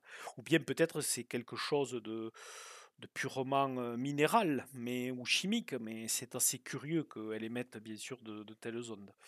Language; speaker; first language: French; native; French